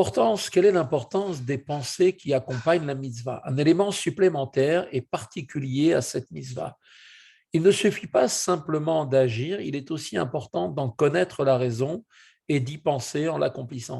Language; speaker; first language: French; native; French